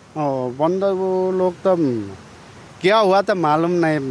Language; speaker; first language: Hindi; non-native, learner; Nepali